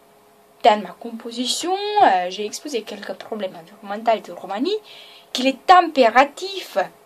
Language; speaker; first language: French; non-native, learner; Romanian